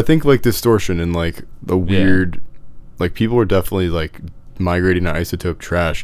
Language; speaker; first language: English; native; English